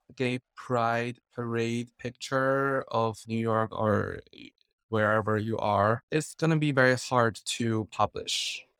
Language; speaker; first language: English; non-native, fluent; Chinese